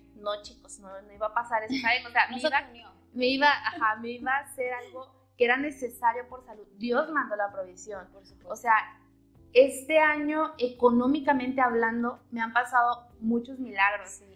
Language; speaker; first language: Spanish; native; Spanish